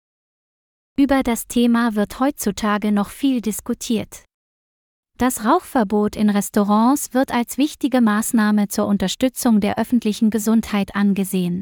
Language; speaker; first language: German; non-native, fluent; Vietnamese